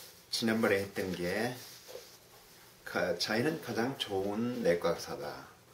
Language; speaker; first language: Korean; native; Korean